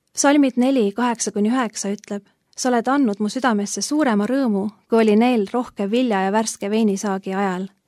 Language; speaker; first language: Estonian; native; Estonian